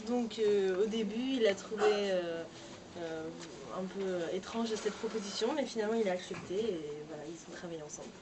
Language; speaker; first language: French; non-native, fluent; Portuguese